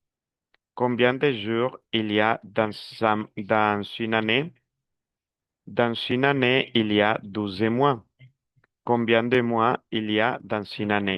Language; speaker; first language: French; non-native, fluent; Spanish